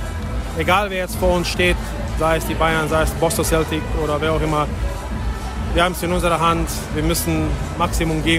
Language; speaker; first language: German; native; German